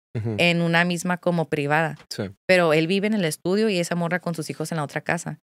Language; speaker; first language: Spanish; non-native, fluent; English